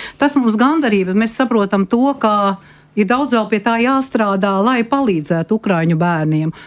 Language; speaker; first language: Latvian; native; Latvian